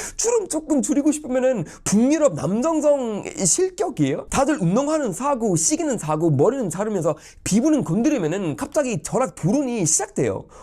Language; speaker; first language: Korean; non-native, fluent; Swedish